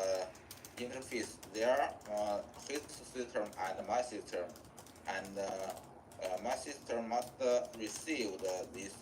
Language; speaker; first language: English; non-native, learner; Chinese